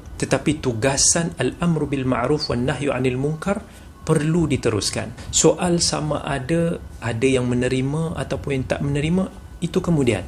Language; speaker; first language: Malay; native; Malay